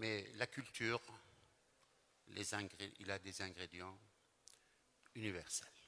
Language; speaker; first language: French; non-native, fluent; Persian